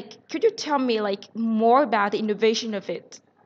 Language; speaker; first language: English; non-native, fluent; Vietnamese